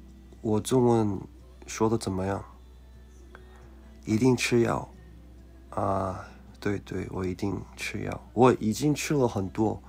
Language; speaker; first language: Chinese; non-native, learner; Korean